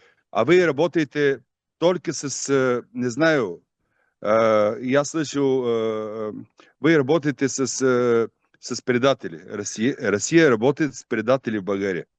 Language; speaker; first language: Russian; non-native, learner; Bulgarian